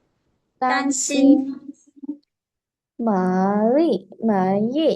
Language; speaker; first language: Chinese; non-native, learner; Lao